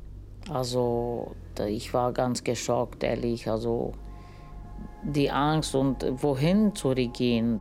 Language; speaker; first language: German; non-native, learner; Romany